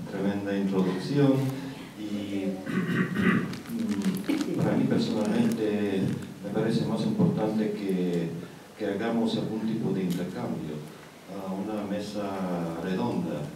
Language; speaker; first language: Spanish; non-native, fluent; Russian